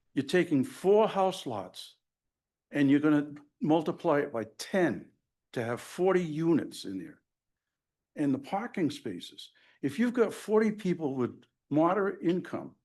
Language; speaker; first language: English; native; English